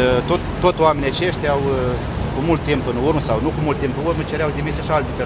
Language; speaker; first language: Romanian; native; Romanian